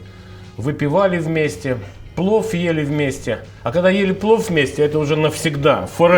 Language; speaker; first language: Russian; native; Russian